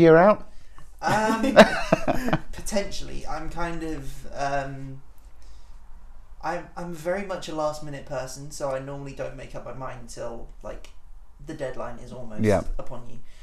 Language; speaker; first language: English; native; English